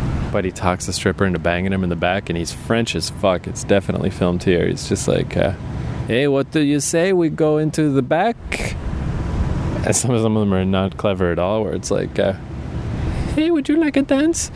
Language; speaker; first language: English; native; English